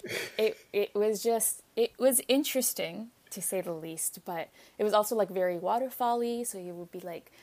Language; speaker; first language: English; non-native, fluent; Arabic